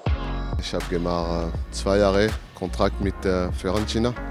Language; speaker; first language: German; non-native, learner; French